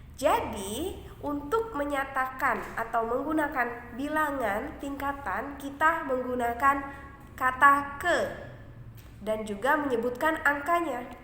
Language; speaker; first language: Indonesian; native; Indonesian